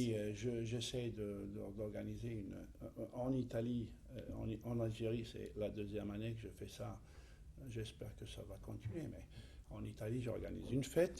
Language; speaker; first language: French; non-native, fluent; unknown